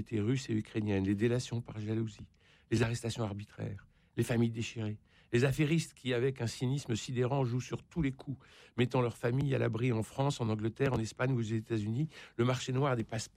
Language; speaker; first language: French; native; French